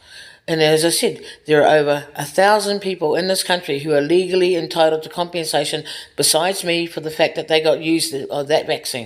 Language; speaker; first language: English; native; English